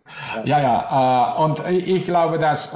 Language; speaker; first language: German; non-native, learner; Russian